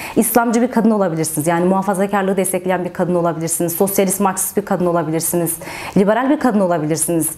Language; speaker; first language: Turkish; native; Turkish